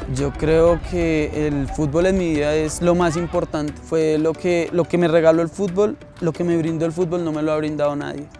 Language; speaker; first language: Spanish; native; Spanish